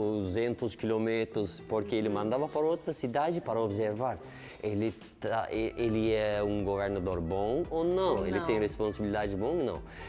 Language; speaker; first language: Portuguese; non-native, learner; Turkish